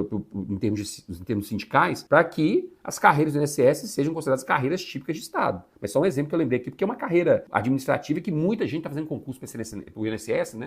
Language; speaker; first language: Portuguese; native; Portuguese